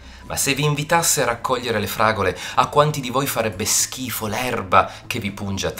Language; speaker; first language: Italian; native; Italian